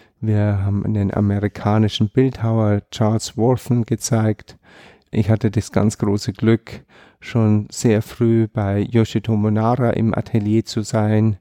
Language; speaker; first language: German; native; German